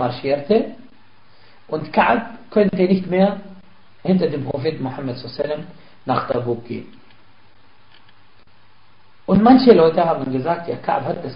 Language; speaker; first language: German; non-native, fluent; Arabic